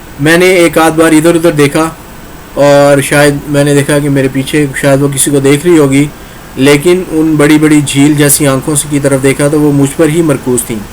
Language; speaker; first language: Urdu; non-native, local second language; Punjabi